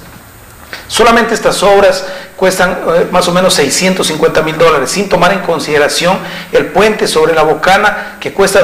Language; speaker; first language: Spanish; native; Spanish